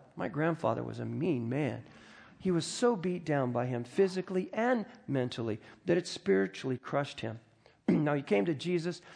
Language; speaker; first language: English; native; English